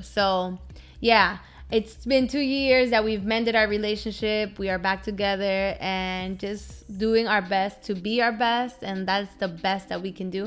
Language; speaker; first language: English; early bilingual, other home language; Spanish